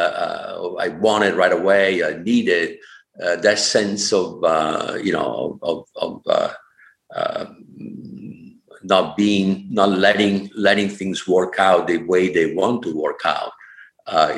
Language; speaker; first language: English; non-native, fluent; Italian